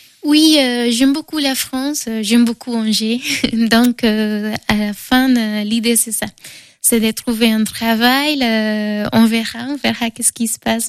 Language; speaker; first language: French; non-native, fluent; Spanish